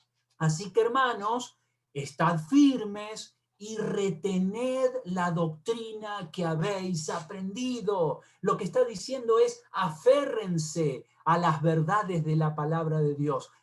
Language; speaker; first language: Spanish; native; Spanish